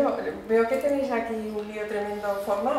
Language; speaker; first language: Spanish; native; Spanish